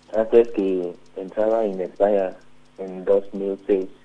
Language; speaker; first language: Spanish; non-native, learner; Yoruba